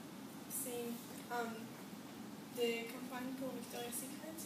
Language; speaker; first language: French; non-native, learner; English